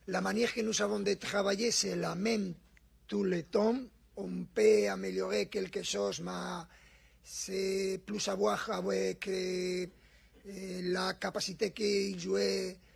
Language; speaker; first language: French; non-native, fluent; Spanish